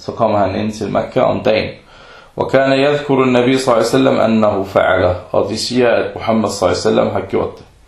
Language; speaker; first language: Danish; early bilingual, other home language; Arabic